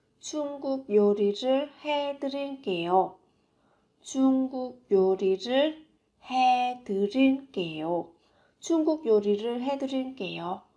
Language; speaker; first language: Korean; non-native, fluent; Vietnamese